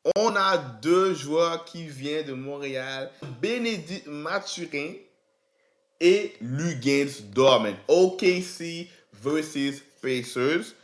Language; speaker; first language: French; native; French